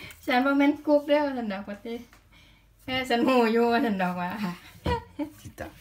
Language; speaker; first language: Swedish; non-native, learner; Thai